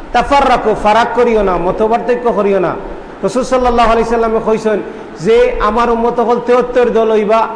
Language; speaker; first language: Bangla; native; Bangla